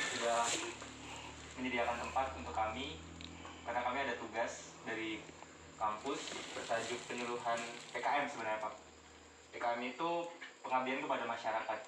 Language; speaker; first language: Indonesian; native; Indonesian